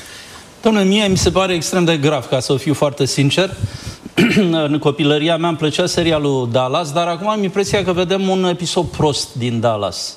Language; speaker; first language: Romanian; native; Romanian